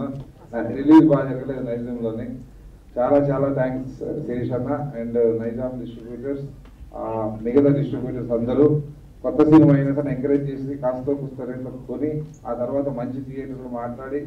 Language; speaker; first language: Telugu; native; Telugu